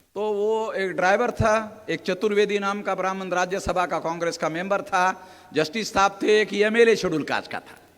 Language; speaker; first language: Hindi; non-native, local second language; Marathi